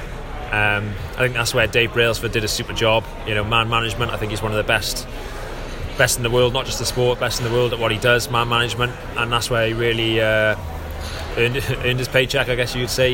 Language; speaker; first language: English; native; English